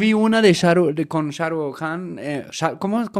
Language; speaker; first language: Spanish; non-native, fluent; German